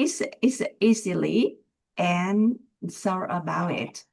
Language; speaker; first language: English; non-native, learner; Vietnamese